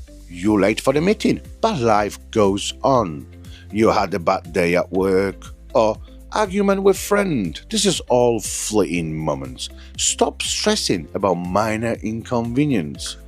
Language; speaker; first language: English; non-native, fluent; Polish